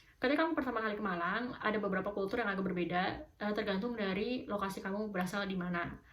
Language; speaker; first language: Indonesian; native; Indonesian